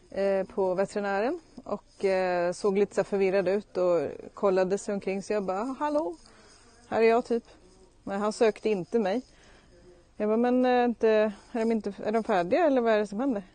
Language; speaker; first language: Swedish; native; Swedish